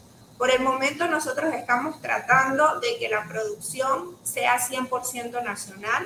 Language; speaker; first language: Spanish; native; Spanish